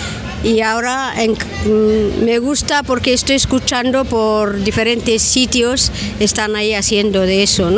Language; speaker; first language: Spanish; non-native, learner; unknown